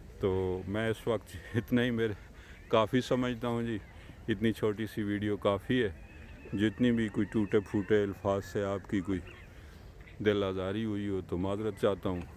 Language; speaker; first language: Urdu; non-native, local second language; Punjabi